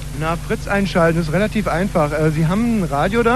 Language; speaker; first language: German; native; German